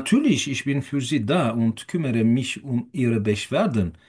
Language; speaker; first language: German; non-native, fluent; Turkish